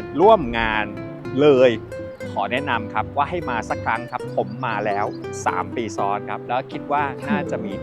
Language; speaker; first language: Thai; native; Thai